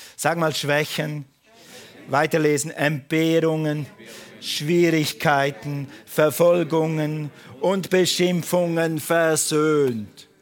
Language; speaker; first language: German; non-native, fluent; English